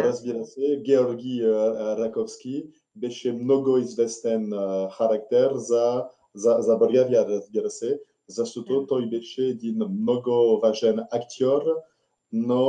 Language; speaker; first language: Bulgarian; non-native, learner; French